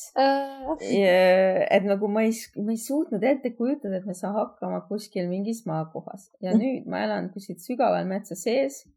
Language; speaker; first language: Estonian; non-native, fluent; Hungarian